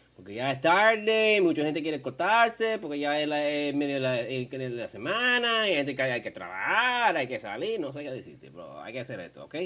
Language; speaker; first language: Spanish; early bilingual, heritage; Spanish